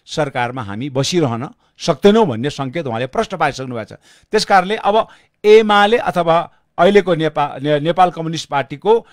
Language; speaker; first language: Nepali; non-native, local second language; Sherpa